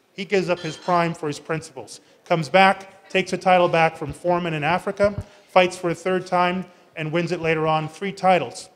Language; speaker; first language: English; native; English